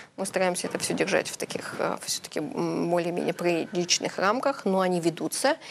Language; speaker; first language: Russian; early bilingual, heritage; Russian